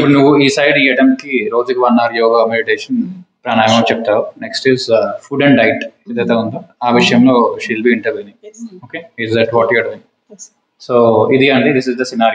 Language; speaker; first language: Telugu; native; Telugu